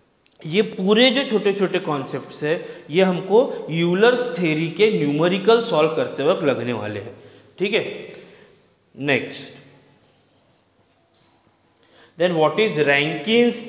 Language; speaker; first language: Hindi; non-native, local second language; Marathi